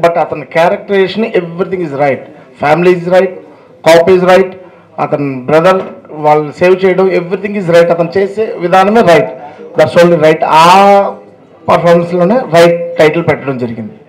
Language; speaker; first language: Telugu; native; Telugu